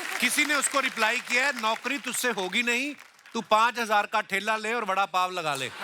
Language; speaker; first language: Hindi; non-native, local second language; Punjabi